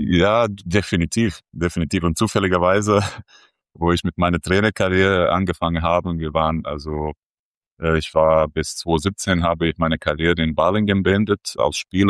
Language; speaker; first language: German; non-native, fluent; Croatian